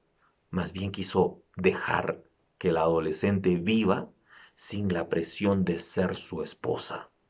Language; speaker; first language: Spanish; native; Spanish